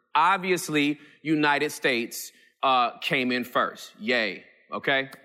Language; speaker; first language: English; early bilingual, other home language; Yoruba